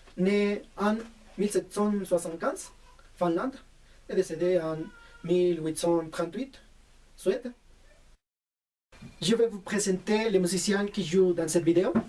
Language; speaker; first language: French; non-native, fluent; Spanish